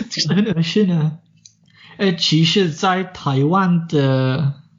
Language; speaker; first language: Chinese; non-native, fluent; English